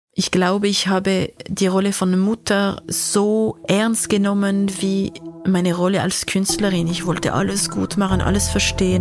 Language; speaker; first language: German; non-native, local second language; French